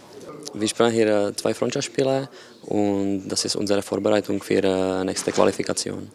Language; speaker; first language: German; non-native, learner; Czech